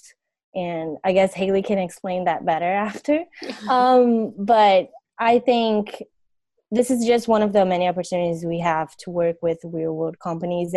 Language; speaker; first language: English; non-native, fluent; Portuguese